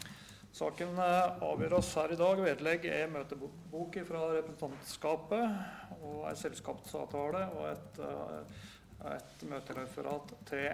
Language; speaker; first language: Norwegian; native; Norwegian